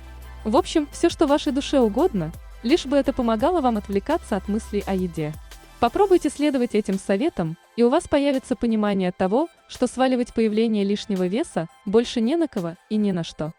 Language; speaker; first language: Russian; native; Russian